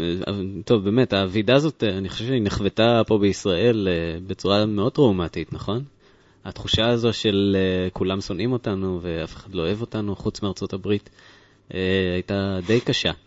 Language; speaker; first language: Hebrew; native; Hebrew